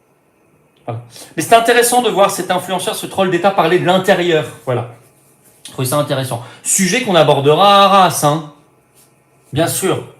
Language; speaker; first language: French; native; French